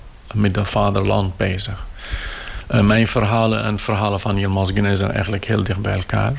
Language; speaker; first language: Dutch; non-native, fluent; Kurdish